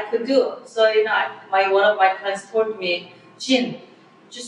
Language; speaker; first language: English; non-native, fluent; Korean